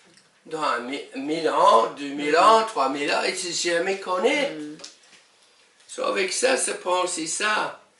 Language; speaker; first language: French; non-native, learner; English